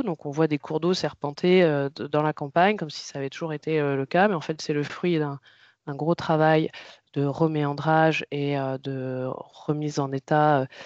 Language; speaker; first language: French; native; French